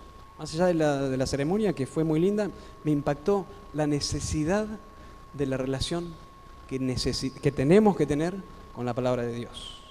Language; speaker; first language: Spanish; native; Spanish